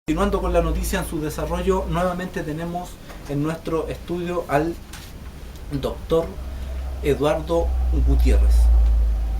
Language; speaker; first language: Spanish; native; Spanish